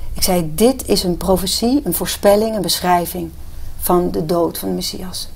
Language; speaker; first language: Dutch; native; Dutch